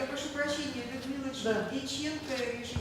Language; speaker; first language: Russian; native; Russian